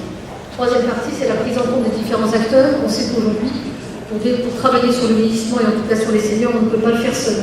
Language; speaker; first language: French; native; French